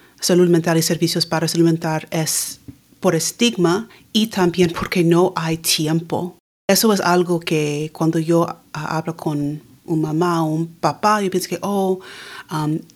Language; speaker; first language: Spanish; early bilingual, heritage; Spanish